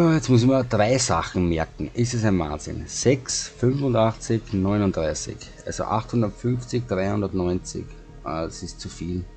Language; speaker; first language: German; native; German